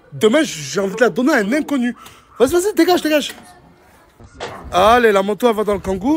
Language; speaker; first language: French; native; French